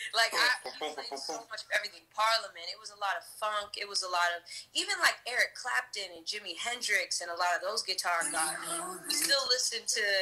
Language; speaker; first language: English; native; English